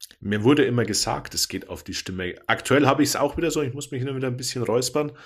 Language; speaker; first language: German; native; German